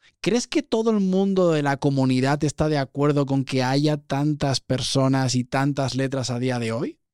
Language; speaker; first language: Spanish; native; Spanish